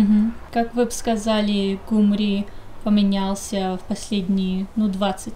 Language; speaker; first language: Russian; early bilingual, heritage; English